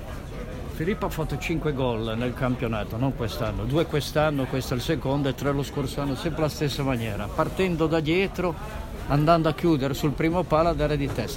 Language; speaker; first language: Italian; native; Italian